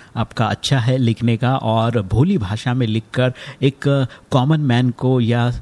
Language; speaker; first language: Hindi; native; Hindi